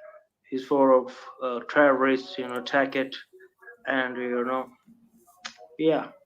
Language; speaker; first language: English; non-native, learner; Punjabi